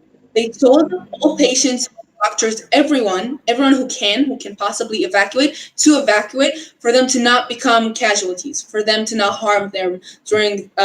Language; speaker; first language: English; non-native, fluent; Hebrew